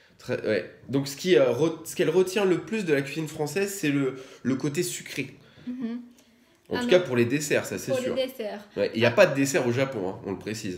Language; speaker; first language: French; native; French